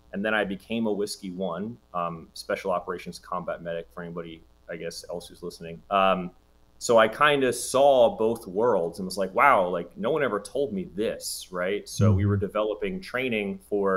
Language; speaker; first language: English; native; English